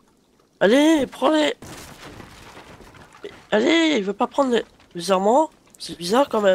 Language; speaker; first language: French; native; French